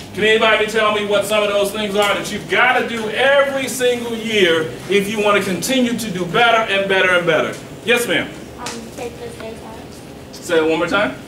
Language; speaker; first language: English; native; English